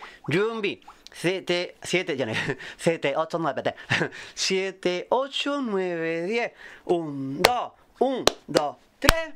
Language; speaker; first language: Japanese; non-native, fluent; Spanish